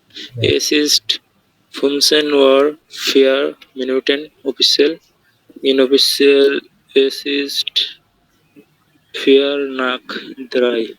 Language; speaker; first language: German; non-native, learner; Bangla